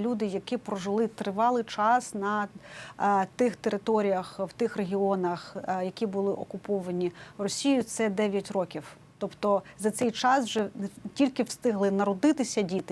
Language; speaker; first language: Ukrainian; native; Ukrainian